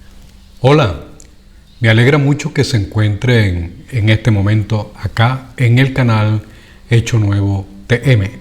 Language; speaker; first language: Spanish; native; Spanish